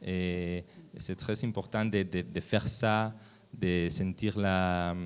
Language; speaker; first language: French; non-native, learner; Spanish